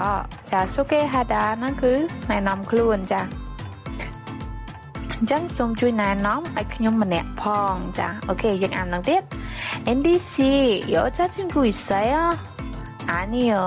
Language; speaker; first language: Korean; non-native, fluent; Khmer